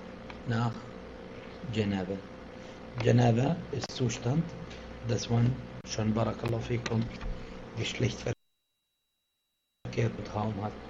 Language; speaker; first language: German; non-native, fluent; Arabic